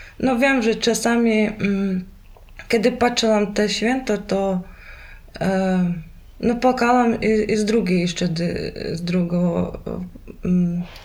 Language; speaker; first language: Polish; non-native, learner; Ukrainian